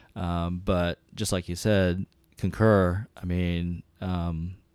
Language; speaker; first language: English; native; English